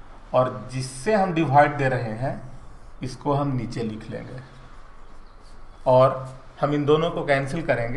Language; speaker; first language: Hindi; native; Hindi